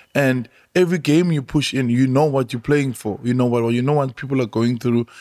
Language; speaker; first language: English; non-native, local second language; Xhosa